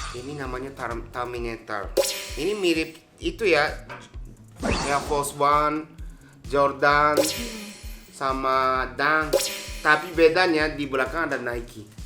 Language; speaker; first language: Indonesian; non-native, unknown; Japanese